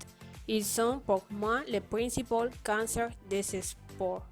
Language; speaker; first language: French; non-native, learner; Spanish